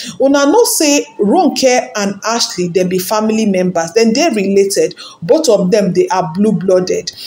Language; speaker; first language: Nigerian Pidgin; non-native, local second language; Yoruba